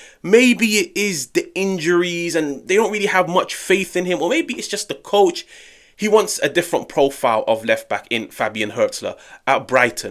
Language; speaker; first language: English; native; English